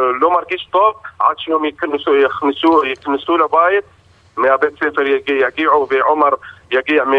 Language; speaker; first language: Hebrew; non-native, local second language; Arabic